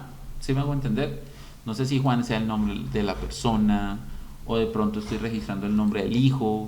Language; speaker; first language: Spanish; native; Spanish